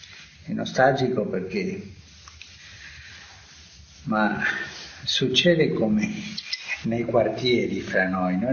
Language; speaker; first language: Italian; non-native, fluent; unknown